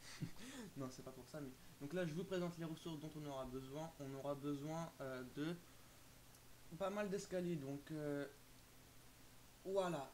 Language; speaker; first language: French; native; French